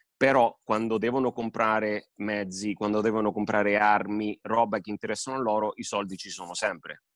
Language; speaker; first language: Italian; early bilingual, heritage; Spanish